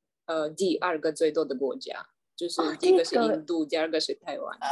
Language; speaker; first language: Chinese; non-native, fluent; Russian